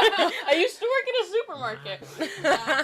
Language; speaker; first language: English; native; English